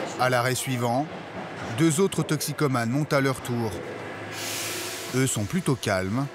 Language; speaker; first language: French; native; French